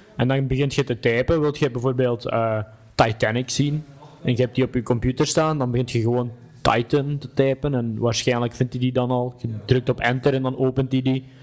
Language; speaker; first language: Dutch; native; Dutch